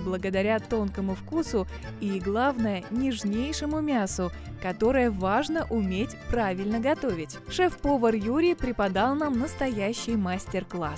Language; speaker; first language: Russian; native; Russian